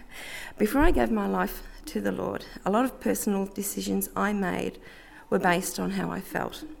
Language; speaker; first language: English; native; English